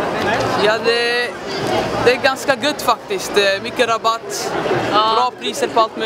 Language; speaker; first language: Swedish; native; Swedish